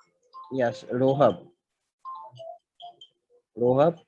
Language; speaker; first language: English; non-native, local second language; Hindi